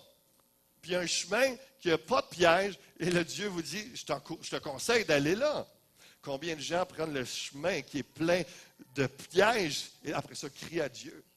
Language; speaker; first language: French; native; French